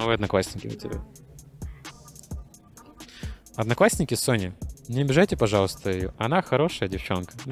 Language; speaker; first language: Russian; native; Russian